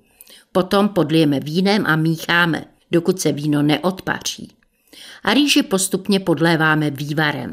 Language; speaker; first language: Czech; native; Czech